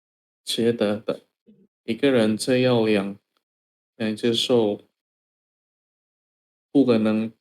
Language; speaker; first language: Chinese; non-native, learner; Indonesian